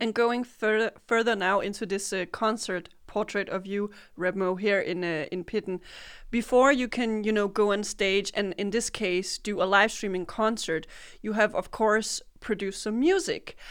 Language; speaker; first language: English; non-native, fluent; Danish